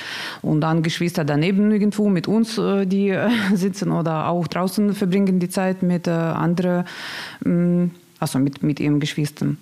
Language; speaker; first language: German; non-native, learner; Russian